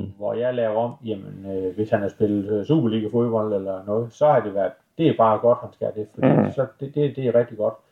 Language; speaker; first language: Danish; native; Danish